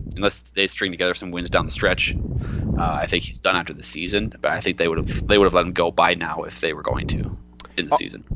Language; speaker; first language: English; native; English